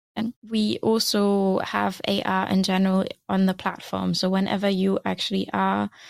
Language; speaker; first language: English; non-native, fluent; German